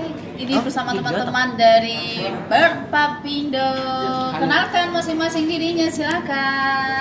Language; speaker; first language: Indonesian; native; Indonesian